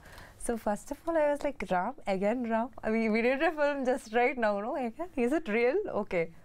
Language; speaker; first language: Telugu; non-native, fluent; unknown